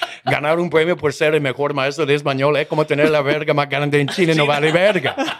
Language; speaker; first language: Spanish; non-native, fluent; English